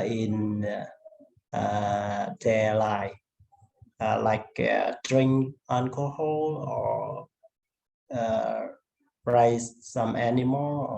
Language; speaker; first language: English; non-native, learner; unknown